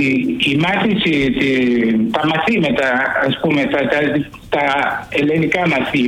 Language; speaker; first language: Greek; early bilingual, heritage; Greek